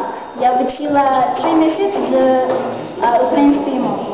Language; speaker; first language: Ukrainian; non-native, learner; English